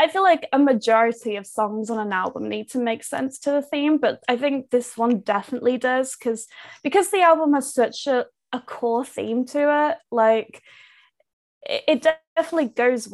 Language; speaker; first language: English; native; English